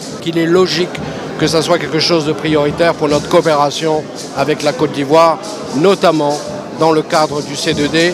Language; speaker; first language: French; native; French